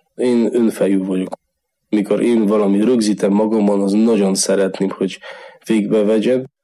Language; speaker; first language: Hungarian; non-native, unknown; Polish